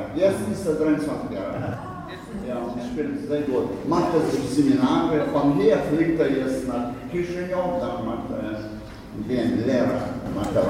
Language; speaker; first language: German; non-native, learner; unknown